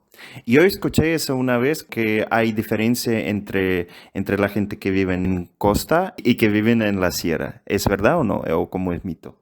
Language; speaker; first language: Spanish; non-native, fluent; Russian